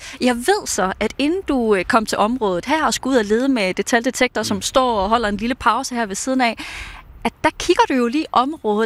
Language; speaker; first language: Danish; native; Danish